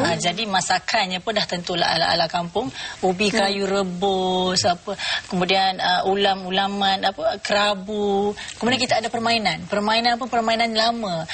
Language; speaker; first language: Malay; native; Malay